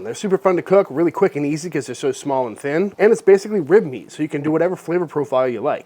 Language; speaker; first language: English; native; English